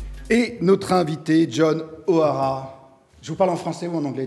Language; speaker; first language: French; native; French